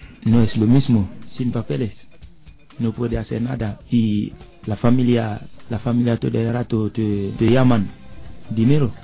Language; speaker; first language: Spanish; non-native, learner; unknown